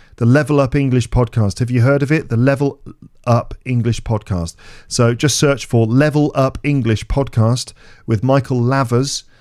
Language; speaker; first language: English; native; English